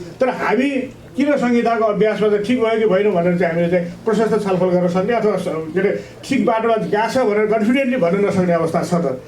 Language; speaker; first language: Nepali; native; Nepali